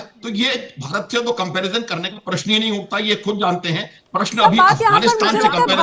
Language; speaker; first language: Hindi; native; Hindi